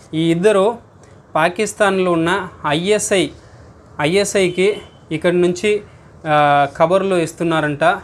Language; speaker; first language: Telugu; non-native, learner; Tamil